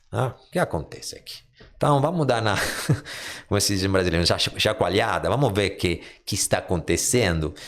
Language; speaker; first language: Portuguese; non-native, fluent; Italian